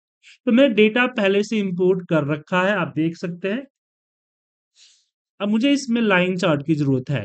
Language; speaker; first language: Hindi; native; Hindi